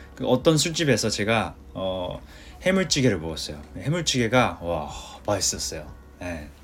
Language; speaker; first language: Korean; non-native, fluent; Japanese